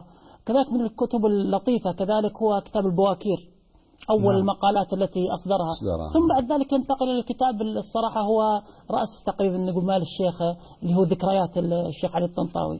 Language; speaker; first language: Arabic; native; Arabic